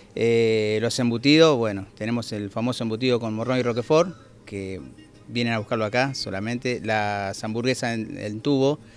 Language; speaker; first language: Spanish; native; Spanish